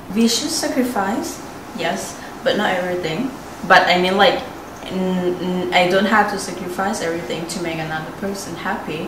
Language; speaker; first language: English; non-native, fluent; Thai